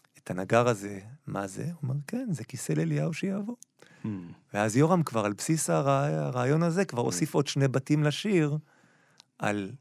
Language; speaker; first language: Hebrew; native; Hebrew